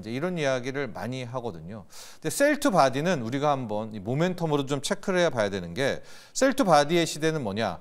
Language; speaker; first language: Korean; native; Korean